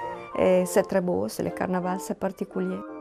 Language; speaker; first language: French; non-native, learner; Italian